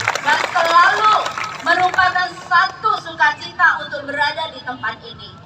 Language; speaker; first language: Indonesian; native; Indonesian